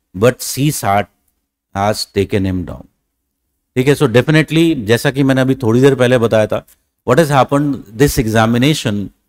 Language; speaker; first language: Hindi; native; Hindi